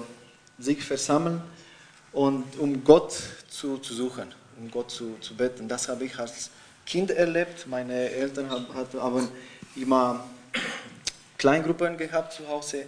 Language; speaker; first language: German; non-native, fluent; Romanian